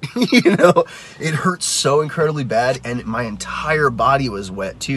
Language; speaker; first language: English; native; English